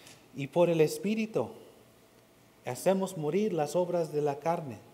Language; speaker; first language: Spanish; non-native, fluent; English